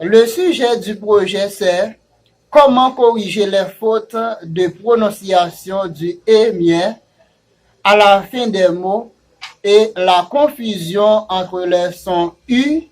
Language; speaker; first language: French; non-native, fluent; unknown